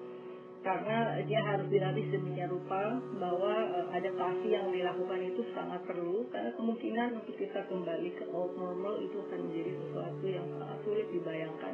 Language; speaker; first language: Indonesian; native; Indonesian